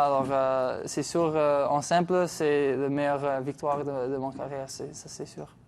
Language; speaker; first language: French; non-native, local second language; English